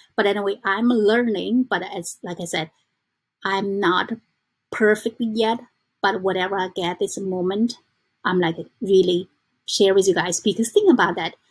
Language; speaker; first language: English; non-native, learner; Chinese